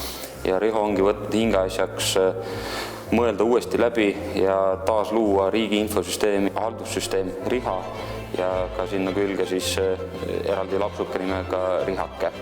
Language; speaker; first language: Estonian; native; Estonian